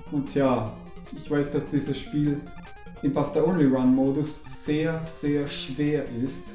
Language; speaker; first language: German; native; German